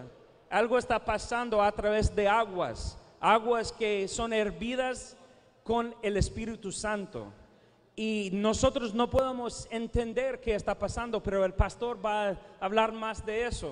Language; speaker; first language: Spanish; non-native, fluent; English